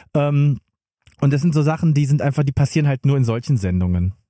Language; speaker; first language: German; native; German